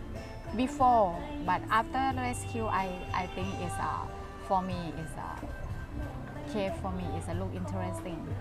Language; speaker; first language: English; non-native, learner; Thai